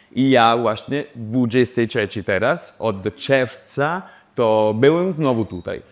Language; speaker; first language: Polish; non-native, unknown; Italian